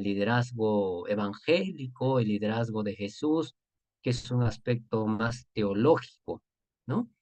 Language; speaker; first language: Spanish; native; Spanish